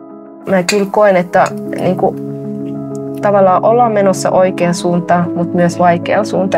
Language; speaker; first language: Finnish; non-native, fluent; Somali